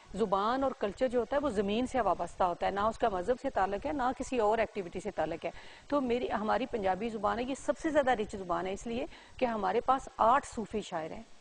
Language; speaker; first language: Urdu; non-native, local second language; Punjabi